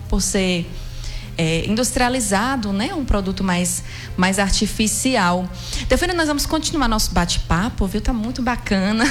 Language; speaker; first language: Portuguese; native; Portuguese